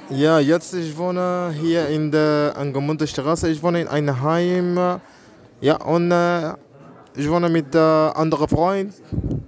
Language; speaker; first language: German; non-native, learner; Arabic